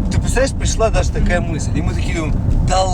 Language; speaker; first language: Russian; native; Russian